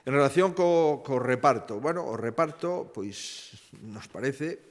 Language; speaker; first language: Spanish; non-native, local second language; Galician